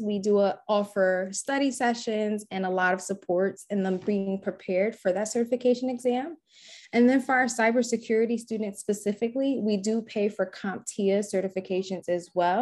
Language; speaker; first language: English; native; English